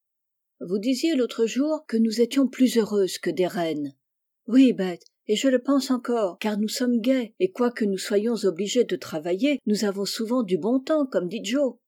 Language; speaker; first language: French; native; French